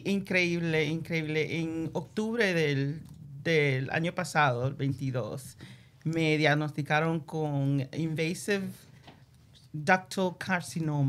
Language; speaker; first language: Spanish; early bilingual, heritage; Spanish